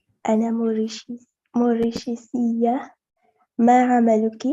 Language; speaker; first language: Arabic; non-native, learner; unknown